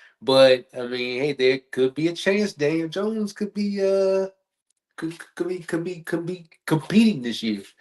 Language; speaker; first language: English; native; English